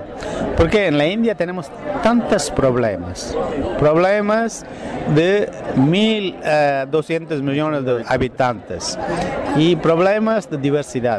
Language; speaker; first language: Spanish; non-native, fluent; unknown